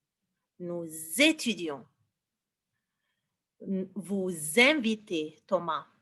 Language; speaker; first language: French; non-native, fluent; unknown